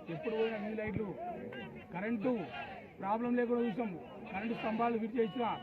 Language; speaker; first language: Telugu; native; Telugu